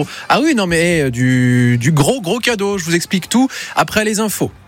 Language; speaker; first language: French; native; French